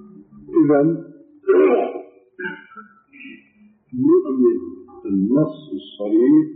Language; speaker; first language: Arabic; native; Arabic